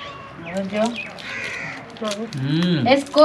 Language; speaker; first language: Spanish; native; Spanish